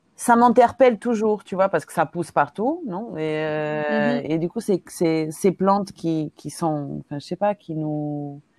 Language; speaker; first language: French; non-native, fluent; Portuguese